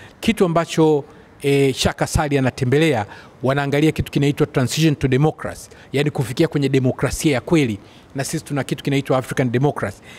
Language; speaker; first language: Swahili; native; Swahili